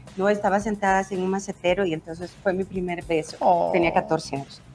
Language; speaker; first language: Spanish; native; Spanish